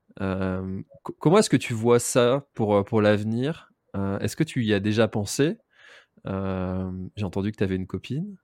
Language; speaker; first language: French; native; French